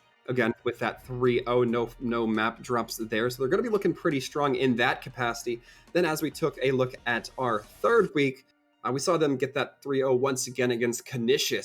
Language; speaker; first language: English; native; English